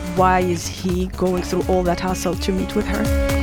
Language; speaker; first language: English; non-native, fluent; Arabic